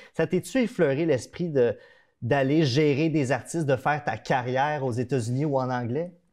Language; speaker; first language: French; native; French